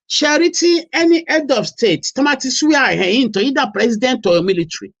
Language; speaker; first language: English; non-native, local second language; Yoruba